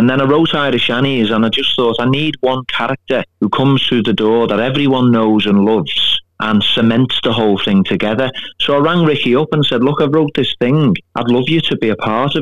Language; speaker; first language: English; native; English